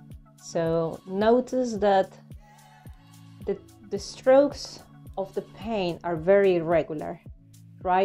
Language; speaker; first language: English; non-native, fluent; Spanish